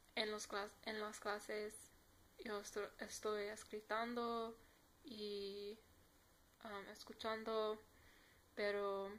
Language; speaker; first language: Spanish; non-native, learner; English